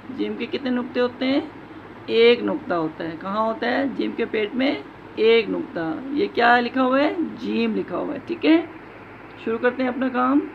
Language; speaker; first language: Urdu; non-native, local second language; Punjabi